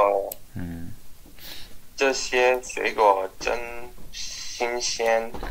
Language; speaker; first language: Chinese; non-native, learner; English